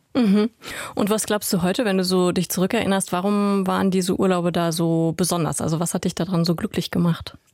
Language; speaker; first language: German; native; German